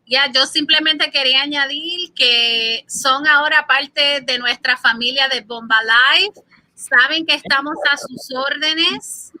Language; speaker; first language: Spanish; early bilingual, heritage; Spanish